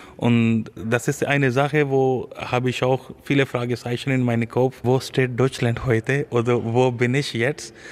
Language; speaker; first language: German; non-native, learner; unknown